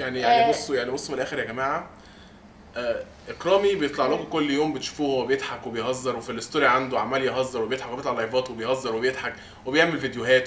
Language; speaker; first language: Arabic; native; Arabic